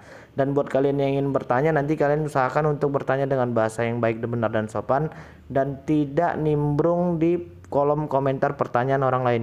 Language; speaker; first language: Indonesian; native; Indonesian